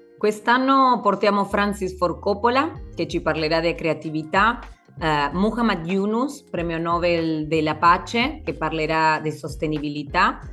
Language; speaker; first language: Italian; non-native, fluent; Spanish